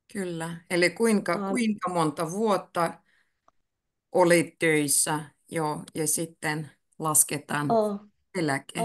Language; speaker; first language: Finnish; native; Finnish